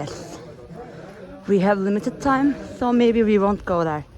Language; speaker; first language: English; non-native, local second language; Turkish